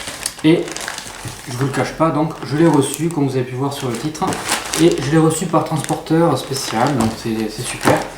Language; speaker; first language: French; native; French